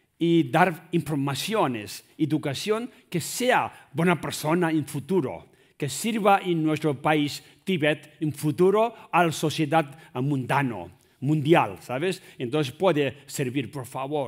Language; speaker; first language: Spanish; non-native, learner; Tibetan